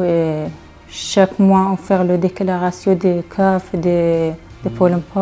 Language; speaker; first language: French; non-native, learner; Kurdish